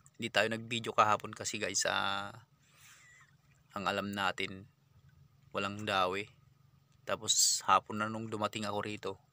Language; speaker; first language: Filipino; non-native, local second language; Iloko